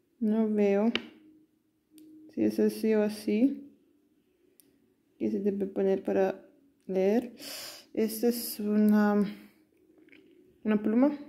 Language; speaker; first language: Spanish; non-native, learner; Italian